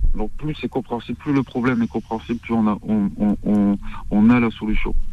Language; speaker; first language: French; early bilingual, other home language; Arabic